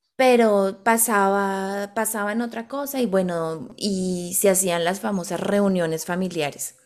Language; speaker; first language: Spanish; native; Spanish